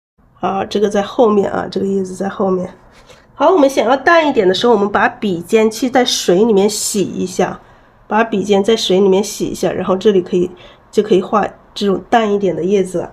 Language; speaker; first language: Chinese; native; Chinese